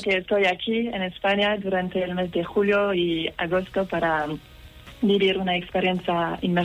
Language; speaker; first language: Spanish; non-native, learner; Dutch